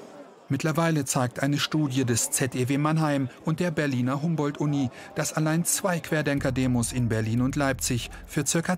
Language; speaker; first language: German; native; German